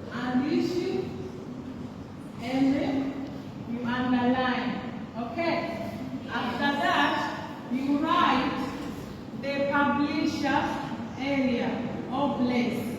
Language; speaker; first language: English; non-native, local second language; Swahili